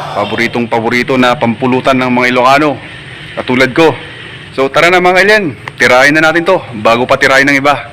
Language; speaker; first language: Filipino; non-native, local second language; Iloko